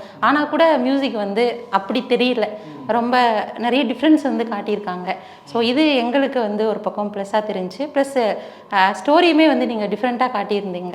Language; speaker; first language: Tamil; native; Tamil